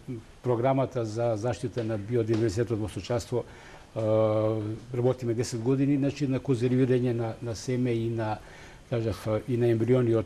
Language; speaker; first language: Macedonian; native; Macedonian